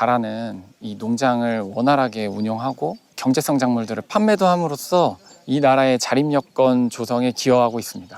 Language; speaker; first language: Korean; native; Korean